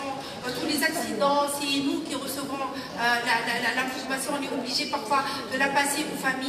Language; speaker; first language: French; non-native, local second language; Arabic